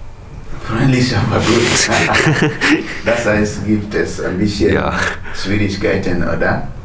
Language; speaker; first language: German; non-native, fluent; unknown